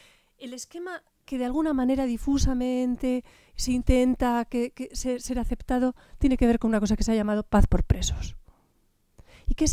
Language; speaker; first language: Spanish; native; Spanish